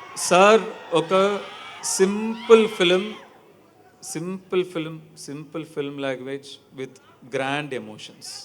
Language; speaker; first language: Telugu; non-native, learner; Tamil